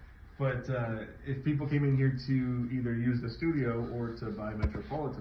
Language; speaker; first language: English; native; English